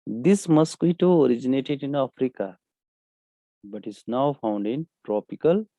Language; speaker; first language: English; non-native, local second language; Nepali